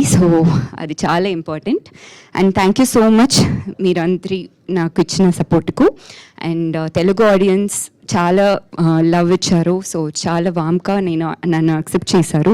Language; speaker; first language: Telugu; non-native, fluent; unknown